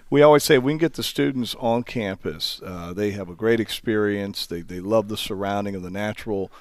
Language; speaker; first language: English; native; English